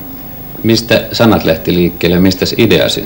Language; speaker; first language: Finnish; native; Finnish